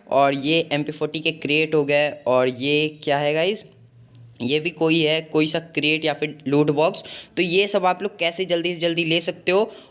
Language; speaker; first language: Hindi; native; Hindi